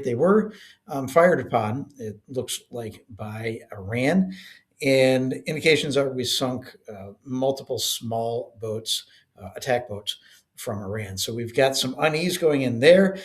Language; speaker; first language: English; native; English